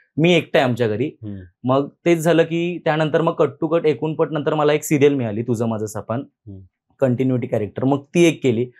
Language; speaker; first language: Marathi; native; Marathi